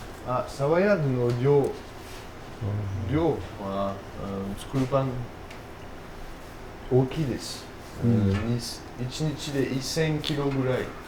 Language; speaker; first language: Japanese; non-native, learner; French